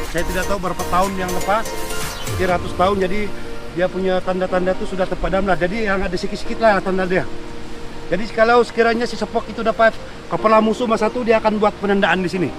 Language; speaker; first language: Malay; non-native, local second language; Central Dusun